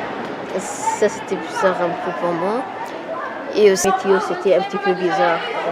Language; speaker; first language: French; non-native, learner; Arabic